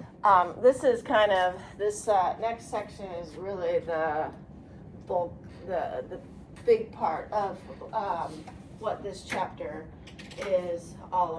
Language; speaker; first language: English; native; English